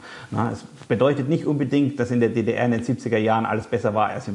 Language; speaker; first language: German; native; German